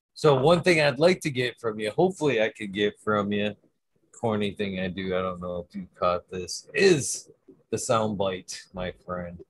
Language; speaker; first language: English; native; English